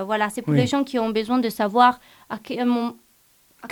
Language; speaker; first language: French; non-native, fluent; Italian